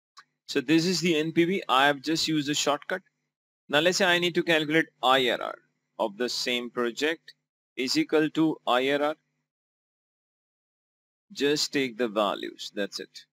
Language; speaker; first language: English; non-native, local second language; Urdu